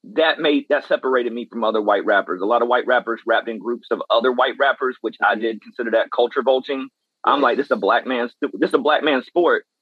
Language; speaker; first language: English; native; English